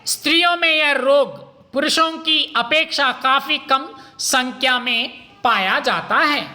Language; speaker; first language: Hindi; non-native, local second language; Kannada